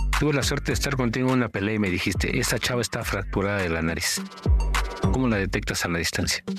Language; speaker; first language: Spanish; native; Spanish